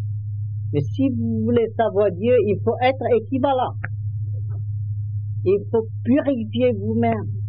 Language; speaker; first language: French; non-native, learner; Vietnamese